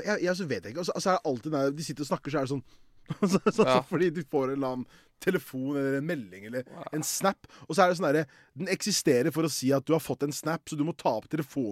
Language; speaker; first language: Norwegian; native; Norwegian